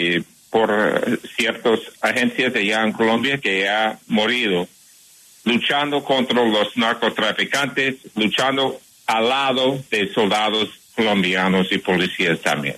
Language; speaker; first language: Spanish; non-native, fluent; English